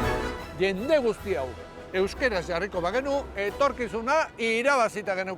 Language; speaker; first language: Basque; native; Basque